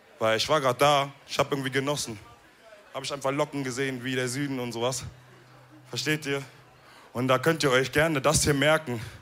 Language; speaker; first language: German; early bilingual, other home language; Wolof